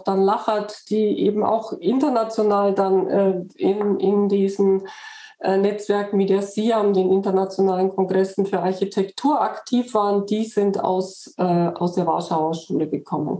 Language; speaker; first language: German; native; German